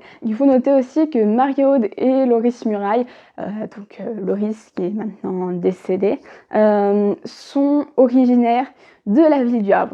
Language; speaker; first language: French; native; French